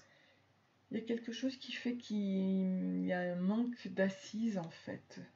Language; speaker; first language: French; native; French